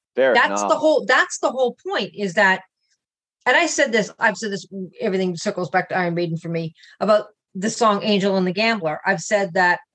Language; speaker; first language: English; native; English